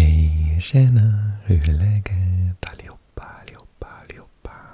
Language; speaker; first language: Swedish; non-native, learner; English